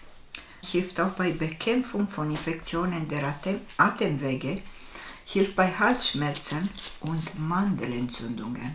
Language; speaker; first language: German; non-native, fluent; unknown